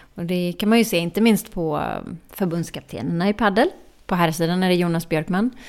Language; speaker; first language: Swedish; native; Swedish